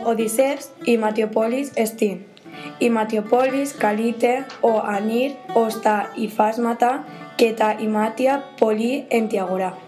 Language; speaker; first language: Greek; non-native, learner; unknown